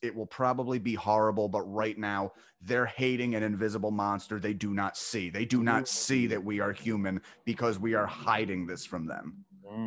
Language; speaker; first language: English; native; English